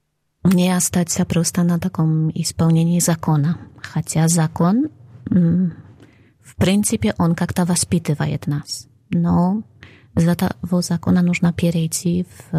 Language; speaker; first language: Russian; non-native, fluent; Polish